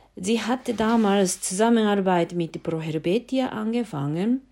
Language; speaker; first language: German; non-native, fluent; Japanese